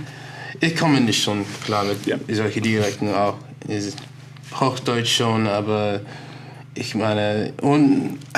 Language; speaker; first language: German; non-native, learner; English